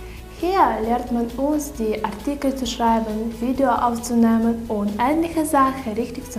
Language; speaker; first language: German; non-native, learner; Ukrainian